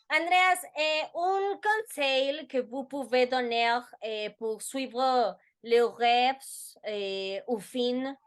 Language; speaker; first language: French; non-native, learner; Spanish